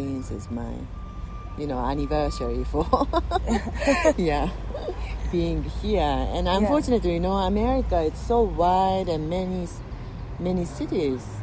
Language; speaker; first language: English; non-native, fluent; Japanese